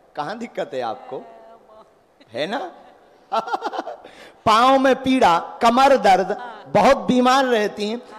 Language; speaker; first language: Hindi; native; Hindi